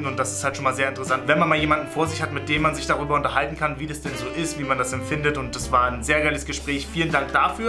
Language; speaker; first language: German; native; German